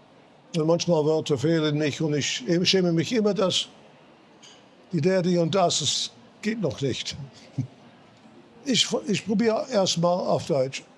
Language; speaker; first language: German; non-native, fluent; English